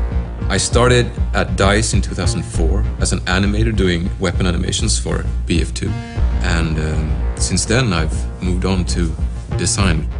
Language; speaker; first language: English; non-native, fluent; Swedish